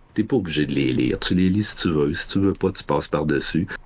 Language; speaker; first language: French; native; French